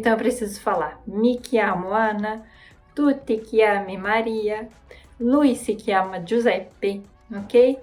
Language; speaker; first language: Italian; non-native, fluent; Portuguese